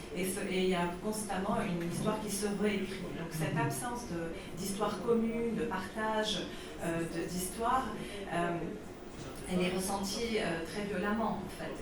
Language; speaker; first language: French; non-native, local second language; Arabic